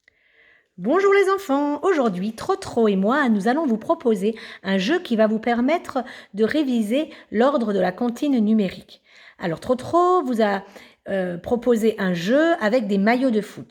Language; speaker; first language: French; native; French